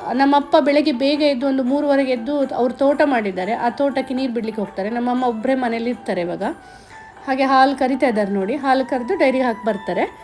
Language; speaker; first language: Kannada; native; Kannada